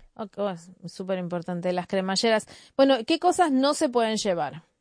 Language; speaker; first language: Spanish; native; Spanish